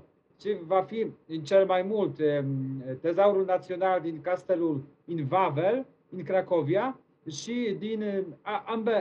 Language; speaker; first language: Romanian; non-native, learner; Polish